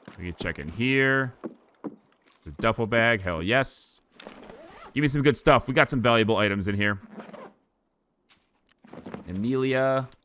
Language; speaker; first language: English; native; English